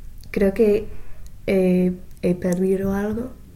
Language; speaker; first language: Spanish; non-native, fluent; English